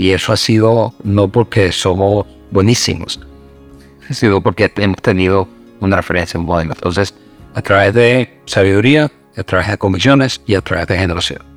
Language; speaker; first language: Spanish; non-native, fluent; English